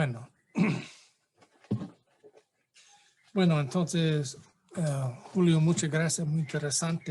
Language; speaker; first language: Spanish; non-native, fluent; English